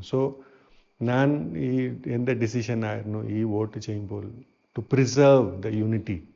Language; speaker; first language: Malayalam; non-native, fluent; Hindi